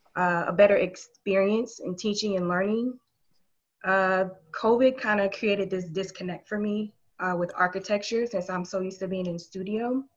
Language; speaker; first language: English; native; English